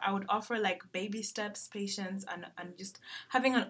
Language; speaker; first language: English; non-native, local second language; Ganda